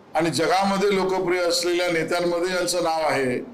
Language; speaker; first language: Marathi; non-native, local second language; Konkani